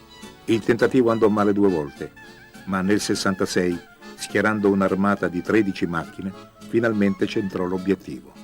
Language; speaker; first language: Italian; native; Italian